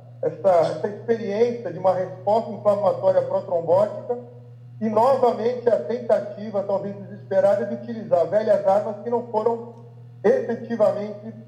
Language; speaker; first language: Portuguese; native; Portuguese